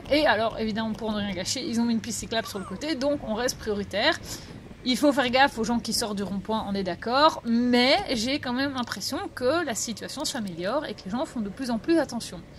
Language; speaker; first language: French; native; French